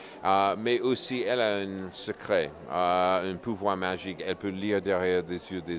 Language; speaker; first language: French; non-native, fluent; English